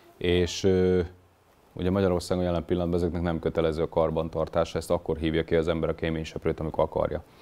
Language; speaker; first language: Hungarian; native; Hungarian